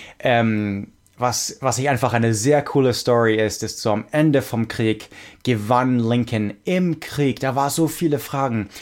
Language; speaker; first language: German; non-native, fluent; English